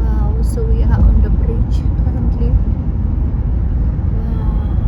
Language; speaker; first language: English; non-native, fluent; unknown